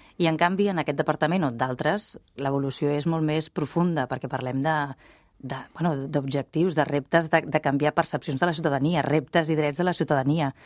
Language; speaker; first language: Catalan; native; Catalan